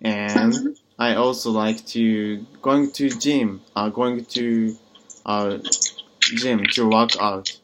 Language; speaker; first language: English; non-native, learner; Japanese